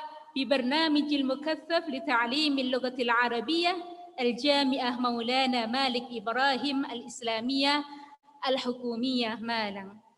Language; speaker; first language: Arabic; non-native, fluent; Indonesian